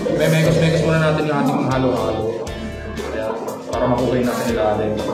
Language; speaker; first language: Filipino; native; Filipino